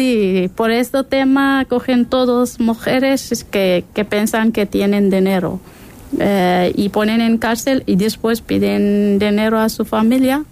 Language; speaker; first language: Spanish; non-native, learner; Persian